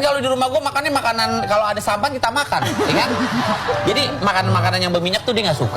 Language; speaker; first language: Indonesian; native; Indonesian